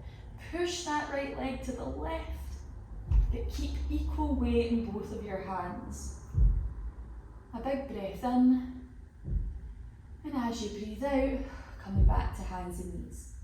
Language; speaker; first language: English; native; English